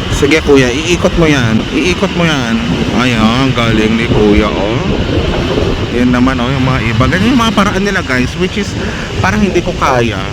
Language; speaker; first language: Filipino; native; Filipino